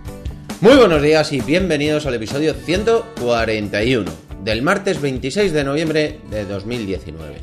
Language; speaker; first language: Spanish; native; Spanish